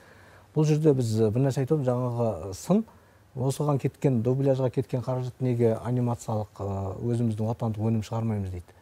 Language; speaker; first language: Kazakh; native; Kazakh